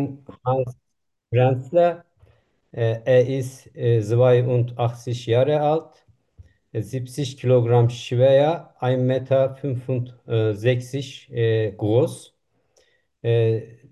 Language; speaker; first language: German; non-native, learner; Turkish